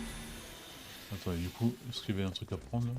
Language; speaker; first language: French; native; French